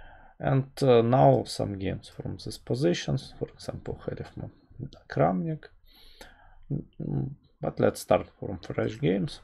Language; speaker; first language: English; non-native, fluent; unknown